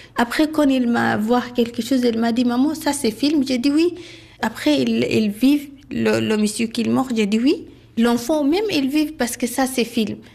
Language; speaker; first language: French; non-native, learner; Arabic